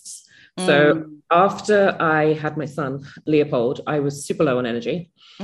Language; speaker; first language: English; native; English